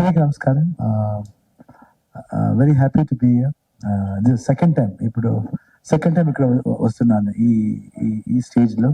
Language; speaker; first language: Telugu; non-native, learner; Kannada